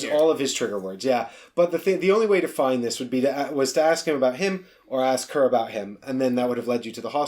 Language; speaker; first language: English; native; English